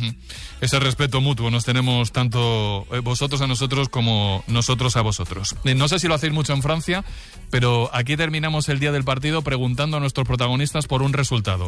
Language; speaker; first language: Spanish; native; Spanish